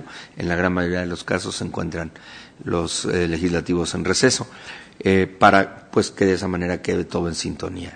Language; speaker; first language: Spanish; native; Spanish